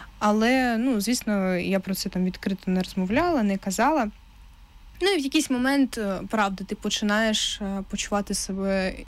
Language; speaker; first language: Ukrainian; non-native, local second language; Russian